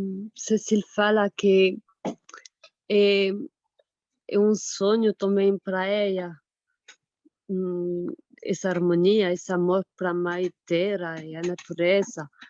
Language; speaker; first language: Portuguese; non-native, fluent; French